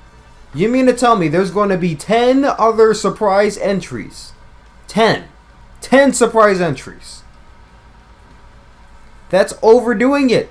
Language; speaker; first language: English; native; English